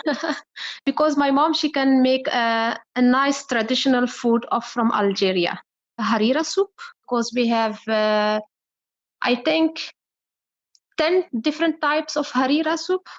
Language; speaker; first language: English; non-native, learner; Arabic